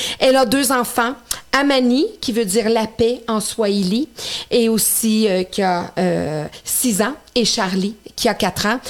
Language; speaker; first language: French; native; French